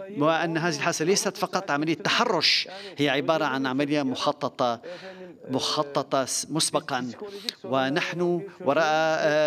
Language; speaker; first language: Arabic; non-native, fluent; Turkish